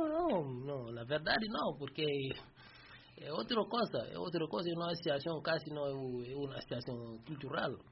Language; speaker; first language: Spanish; non-native, learner; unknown